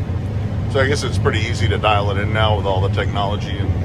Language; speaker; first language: English; native; English